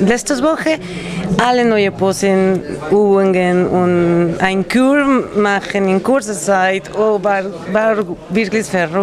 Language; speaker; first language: German; non-native, learner; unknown